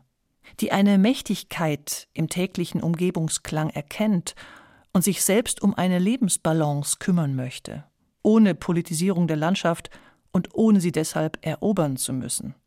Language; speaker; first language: German; native; German